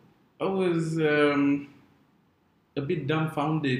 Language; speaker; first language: English; non-native, local second language; Malay